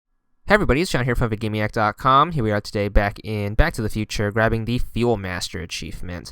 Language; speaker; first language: English; native; English